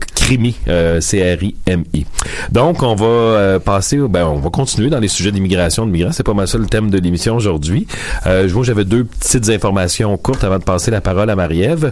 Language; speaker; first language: French; native; French